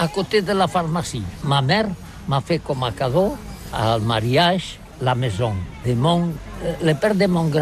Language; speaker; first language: French; non-native, learner; Catalan